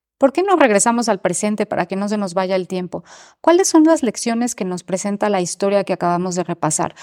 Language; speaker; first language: Spanish; native; Spanish